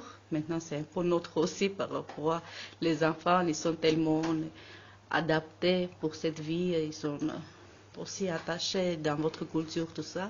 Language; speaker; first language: French; non-native, learner; Armenian